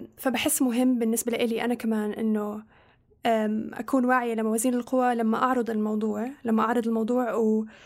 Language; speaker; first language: Arabic; native; Arabic